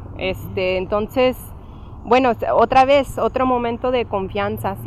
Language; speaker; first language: Spanish; early bilingual, heritage; English